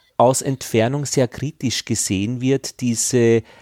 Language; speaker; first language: German; native; German